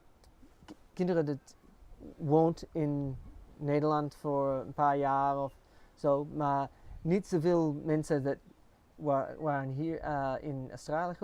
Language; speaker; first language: Dutch; early bilingual, heritage; English